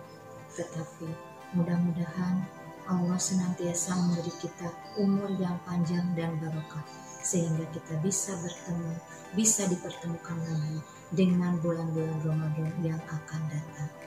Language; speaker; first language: Indonesian; native; Indonesian